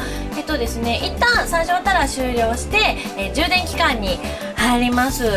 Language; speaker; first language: Japanese; native; Japanese